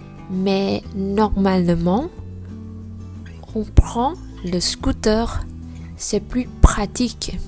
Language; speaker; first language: French; non-native, learner; Vietnamese